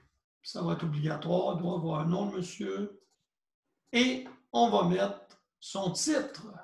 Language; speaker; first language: French; native; French